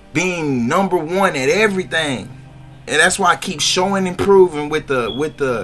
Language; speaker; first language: English; native; English